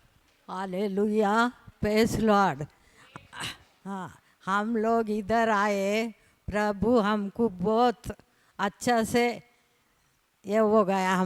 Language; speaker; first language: Hindi; non-native, local second language; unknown